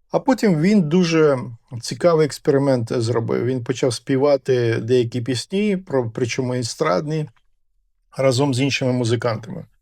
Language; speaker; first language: Ukrainian; native; Ukrainian